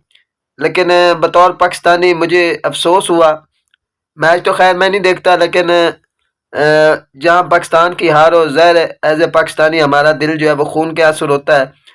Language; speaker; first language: Urdu; native; Urdu